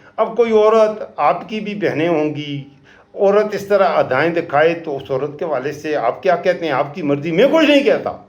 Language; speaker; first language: Urdu; non-native, local second language; Pashto